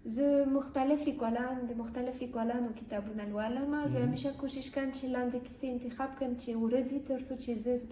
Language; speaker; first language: Pashto; non-native, fluent; French